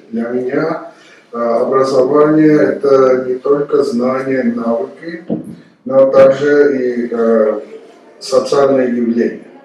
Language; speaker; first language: Russian; non-native, local second language; Armenian